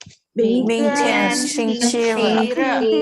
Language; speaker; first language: Chinese; non-native, learner; Indonesian